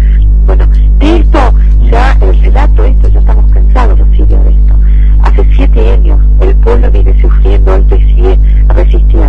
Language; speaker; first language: Spanish; early bilingual, other home language; Arabic